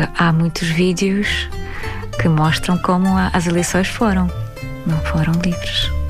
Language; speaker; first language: Portuguese; non-native, fluent; Russian